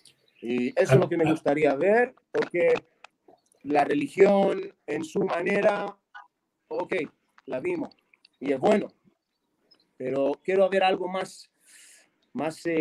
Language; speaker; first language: Spanish; non-native, fluent; Hebrew